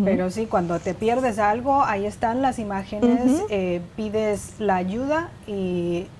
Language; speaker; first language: Spanish; non-native, fluent; Chinese